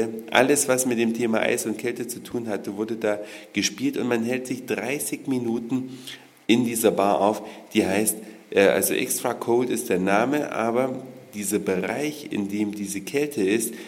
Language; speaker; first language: German; native; German